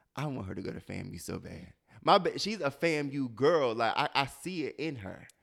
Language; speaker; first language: English; native; English